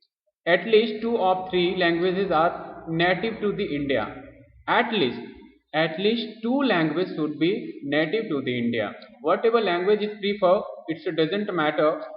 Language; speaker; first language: English; non-native, local second language; Hindi